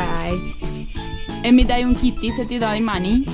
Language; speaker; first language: Italian; non-native, learner; Russian